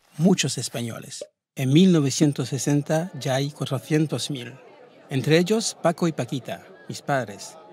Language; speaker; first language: Spanish; early bilingual, heritage; Spanish